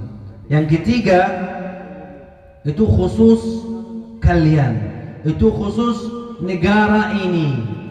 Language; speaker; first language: Indonesian; non-native, fluent; Arabic